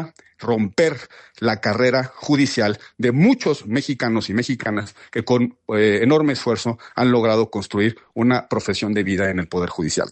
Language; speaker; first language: Spanish; native; Spanish